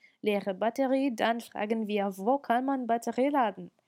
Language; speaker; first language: German; non-native, fluent; Russian